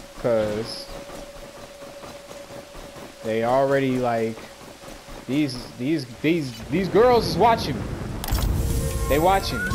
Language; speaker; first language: English; native; English